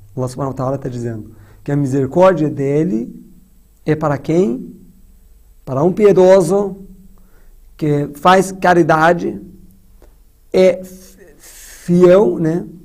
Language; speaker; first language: Portuguese; non-native, fluent; Persian